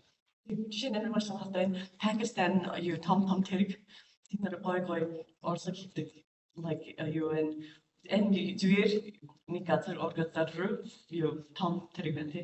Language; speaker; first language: Mongolian; non-native, learner; English